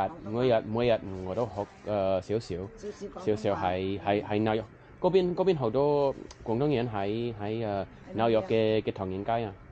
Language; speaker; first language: Cantonese; non-native, learner; English